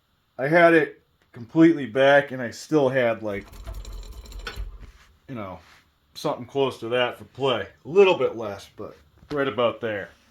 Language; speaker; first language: English; native; English